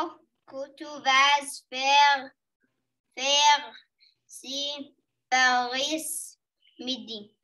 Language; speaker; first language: French; non-native, learner; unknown